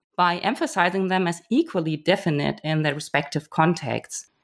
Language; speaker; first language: English; non-native, fluent; German